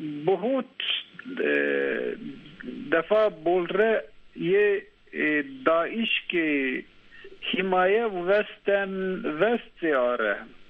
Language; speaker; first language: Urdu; non-native, learner; Turkish